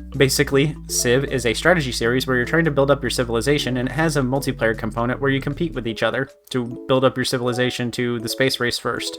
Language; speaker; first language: English; native; English